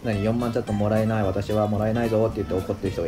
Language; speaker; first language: Japanese; native; Japanese